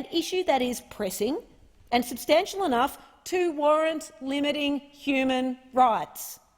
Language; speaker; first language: English; native; English